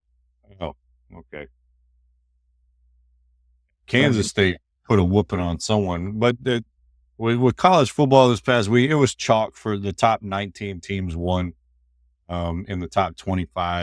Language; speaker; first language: English; native; English